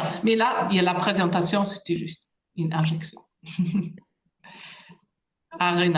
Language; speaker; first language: French; non-native, fluent; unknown